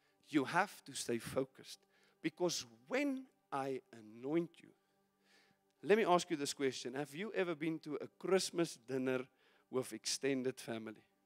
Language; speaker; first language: English; non-native, local second language; Afrikaans